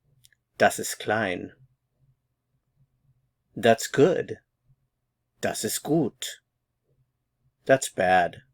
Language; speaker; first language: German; non-native, fluent; English